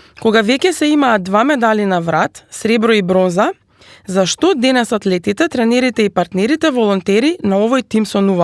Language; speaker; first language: Macedonian; native; Macedonian